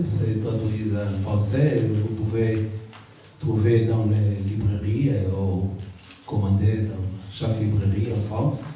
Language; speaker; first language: French; non-native, learner; Hebrew